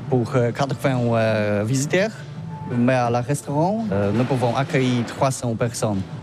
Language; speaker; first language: French; non-native, learner; Polish